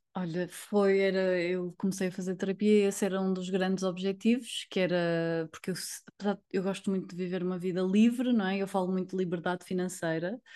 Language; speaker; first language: Portuguese; native; Portuguese